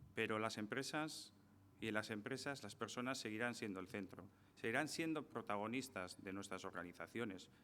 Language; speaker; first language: Spanish; native; Spanish